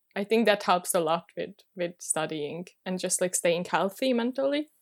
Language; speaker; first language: English; non-native, fluent; Hungarian